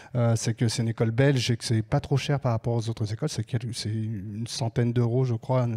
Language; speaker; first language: French; native; French